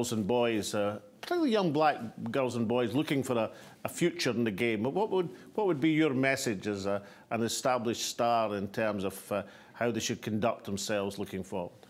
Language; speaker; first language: English; native; English